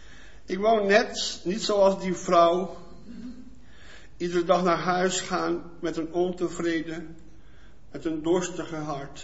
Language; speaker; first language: Dutch; non-native, fluent; Portuguese